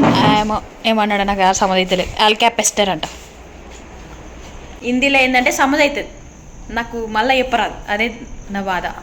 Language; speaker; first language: Telugu; native; Telugu